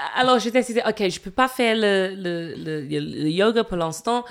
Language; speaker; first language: French; non-native, learner; English